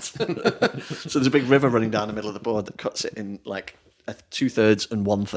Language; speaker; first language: English; native; English